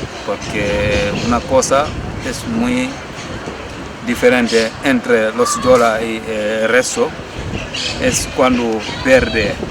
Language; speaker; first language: Spanish; non-native, learner; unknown